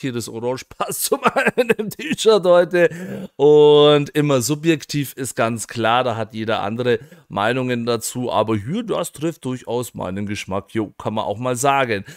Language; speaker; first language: German; native; German